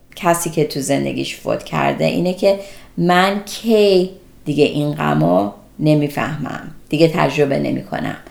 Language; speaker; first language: Persian; early bilingual, other home language; English